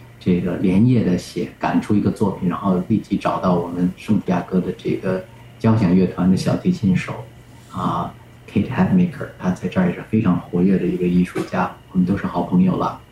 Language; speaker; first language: Chinese; native; Chinese